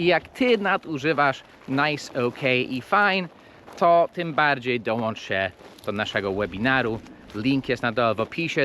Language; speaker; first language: Polish; non-native, fluent; English